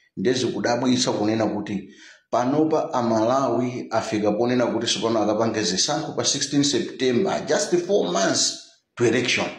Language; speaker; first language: Nyanja; native; Nyanja